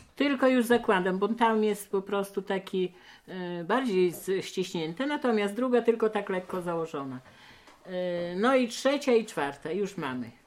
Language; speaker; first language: Polish; native; Polish